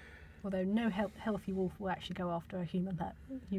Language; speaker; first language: English; native; English